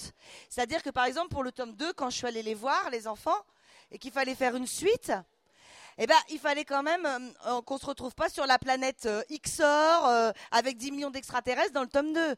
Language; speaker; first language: French; native; French